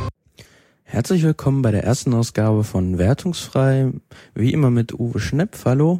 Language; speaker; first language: German; native; German